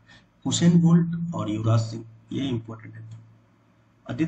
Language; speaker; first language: Hindi; native; Hindi